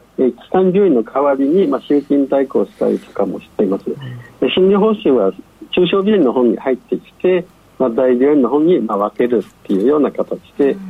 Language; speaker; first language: Japanese; non-native, fluent; Chinese